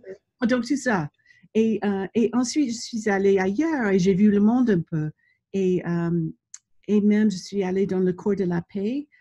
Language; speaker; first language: French; non-native, fluent; English